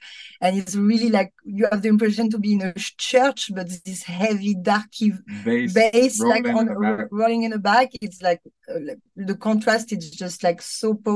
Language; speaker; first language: English; non-native, fluent; French